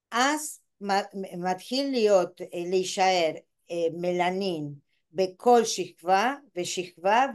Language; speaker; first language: Hebrew; non-native, fluent; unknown